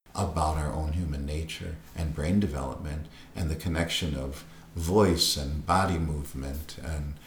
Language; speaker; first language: English; native; English